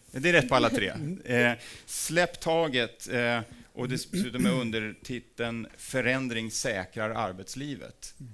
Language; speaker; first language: Swedish; native; Swedish